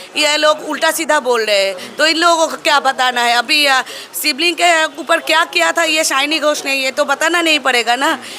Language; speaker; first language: Hindi; non-native, local second language; Bangla